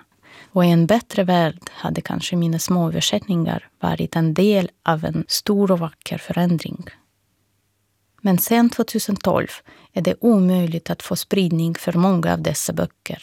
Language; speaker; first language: Swedish; non-native, fluent; Russian